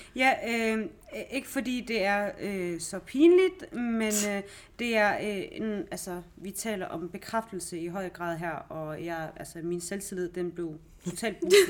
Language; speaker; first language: Danish; early bilingual, other home language; Arabic